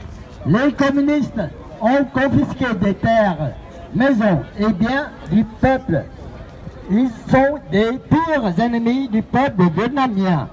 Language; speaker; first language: French; non-native, fluent; Vietnamese